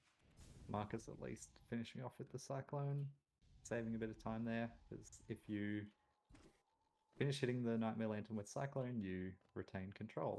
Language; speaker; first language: English; native; English